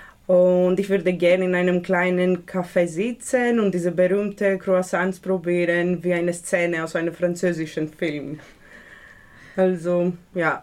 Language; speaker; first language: German; non-native, fluent; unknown